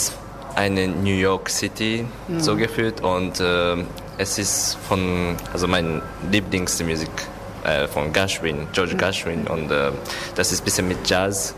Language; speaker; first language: German; non-native, learner; Japanese